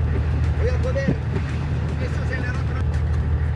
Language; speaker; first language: Spanish; non-native, learner; English